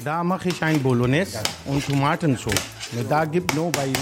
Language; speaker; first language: German; non-native, learner; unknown